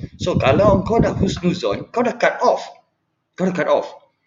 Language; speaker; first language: English; non-native, local second language; Malay